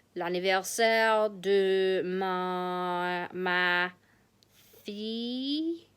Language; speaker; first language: French; non-native, learner; English